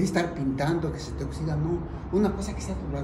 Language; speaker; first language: Spanish; native; Spanish